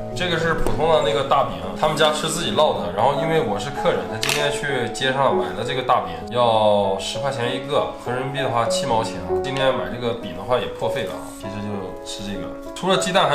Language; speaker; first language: Chinese; native; Chinese